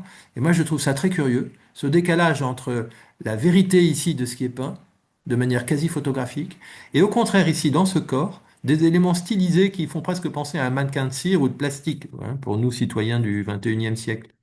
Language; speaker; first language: French; native; French